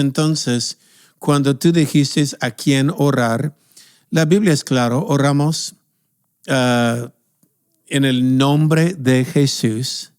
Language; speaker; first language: Spanish; non-native, fluent; English